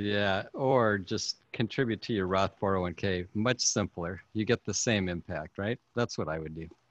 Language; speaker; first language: English; native; English